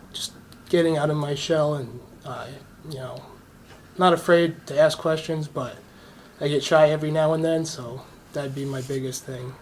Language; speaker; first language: English; native; English